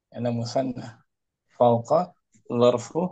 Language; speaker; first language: Arabic; non-native, fluent; Indonesian